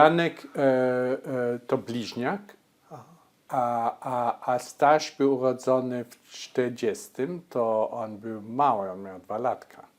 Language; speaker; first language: Polish; early bilingual, heritage; Polish